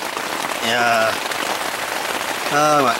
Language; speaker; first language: Japanese; native; Japanese